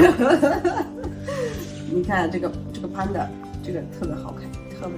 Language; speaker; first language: Chinese; non-native, fluent; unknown